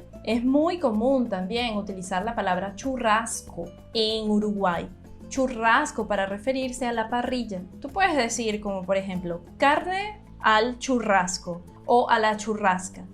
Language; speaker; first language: Spanish; non-native, fluent; Portuguese